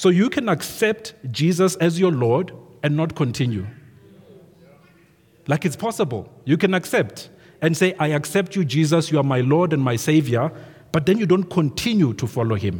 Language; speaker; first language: English; non-native, local second language; Venda